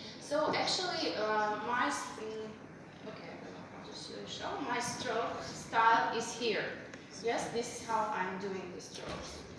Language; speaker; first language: English; non-native, fluent; Russian